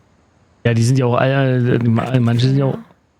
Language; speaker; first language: German; native; German